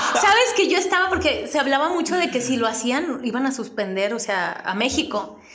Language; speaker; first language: Spanish; native; Spanish